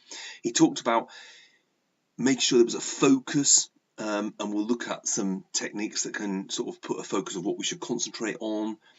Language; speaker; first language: English; native; English